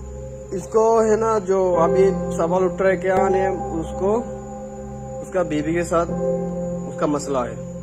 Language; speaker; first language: Hindi; non-native, fluent; Bangla